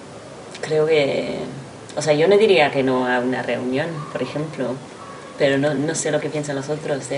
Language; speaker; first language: Spanish; non-native, fluent; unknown